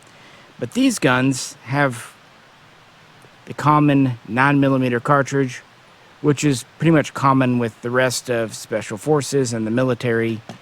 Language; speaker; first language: English; native; English